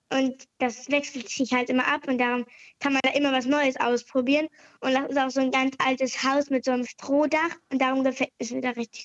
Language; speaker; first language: German; native; German